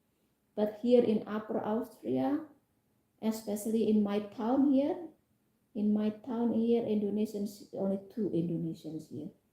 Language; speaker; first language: English; non-native, fluent; Indonesian